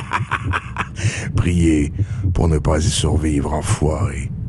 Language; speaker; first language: French; native; French